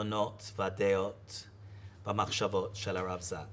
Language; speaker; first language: Hebrew; non-native, fluent; English